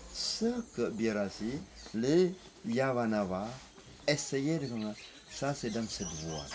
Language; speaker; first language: French; non-native, fluent; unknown